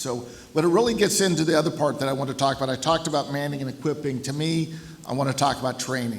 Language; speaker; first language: English; native; English